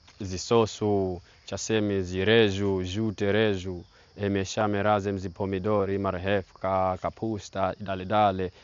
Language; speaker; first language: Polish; non-native, learner; Swahili